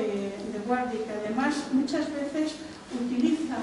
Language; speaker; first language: Spanish; native; Spanish